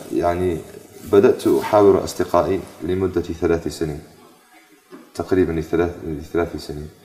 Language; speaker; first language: Arabic; non-native, fluent; English